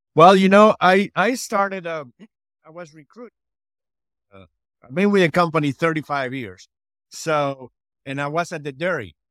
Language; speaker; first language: English; non-native, fluent; Spanish